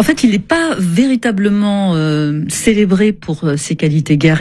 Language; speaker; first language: French; native; French